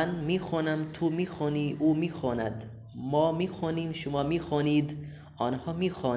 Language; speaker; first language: Persian; non-native, fluent; Urdu